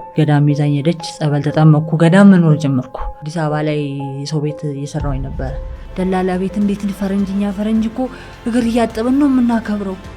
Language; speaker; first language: Amharic; early bilingual, other home language; English